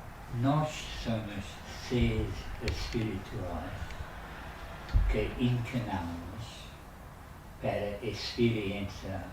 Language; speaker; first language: Portuguese; non-native, fluent; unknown